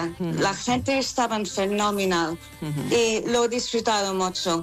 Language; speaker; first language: Spanish; non-native, learner; English